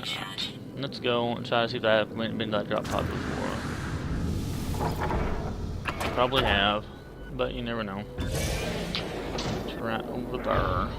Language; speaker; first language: English; native; English